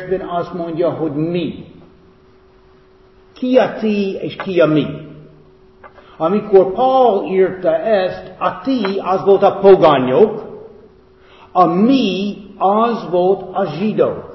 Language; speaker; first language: Hungarian; non-native, fluent; English